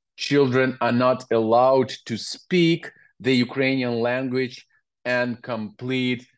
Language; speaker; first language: English; non-native, learner; Ukrainian